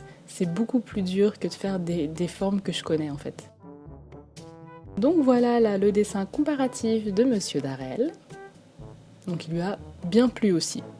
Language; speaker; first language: French; native; French